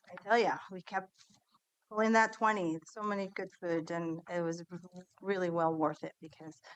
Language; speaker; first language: English; early bilingual, other home language; Somali